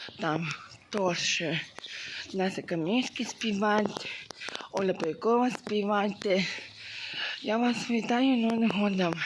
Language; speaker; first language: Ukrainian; non-native, local second language; Russian